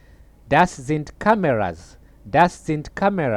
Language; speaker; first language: German; non-native, fluent; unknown